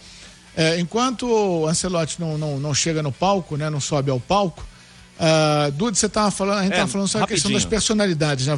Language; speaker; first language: Portuguese; native; Portuguese